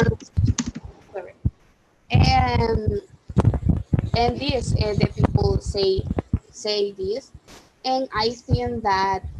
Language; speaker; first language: English; non-native, learner; Spanish